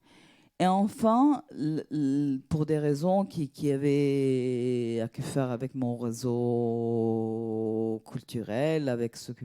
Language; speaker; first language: French; non-native, fluent; Italian